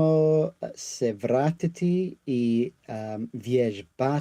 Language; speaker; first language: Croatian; non-native, learner; English